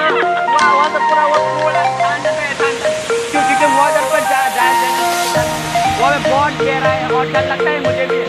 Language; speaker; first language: Hindi; non-native, local second language; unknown